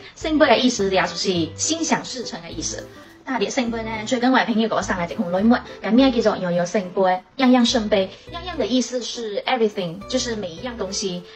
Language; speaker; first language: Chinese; non-native, fluent; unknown